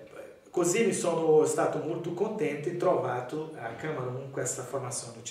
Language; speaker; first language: Italian; non-native, learner; Portuguese